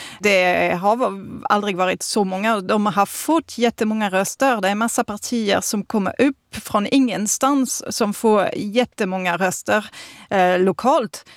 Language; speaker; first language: Swedish; non-native, fluent; French